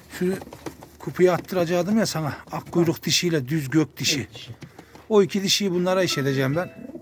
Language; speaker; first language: Turkish; native; Turkish